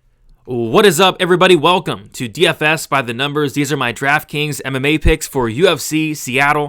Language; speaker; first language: English; native; English